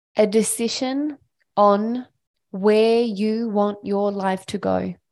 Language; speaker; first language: English; non-native, fluent; Swedish